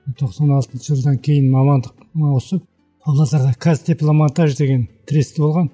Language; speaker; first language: Kazakh; early bilingual, heritage; Kazakh